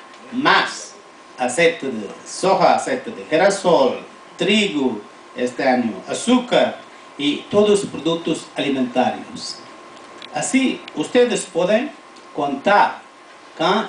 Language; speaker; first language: Spanish; non-native, fluent; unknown